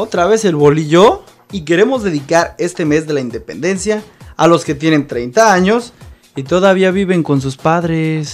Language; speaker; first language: Spanish; native; Spanish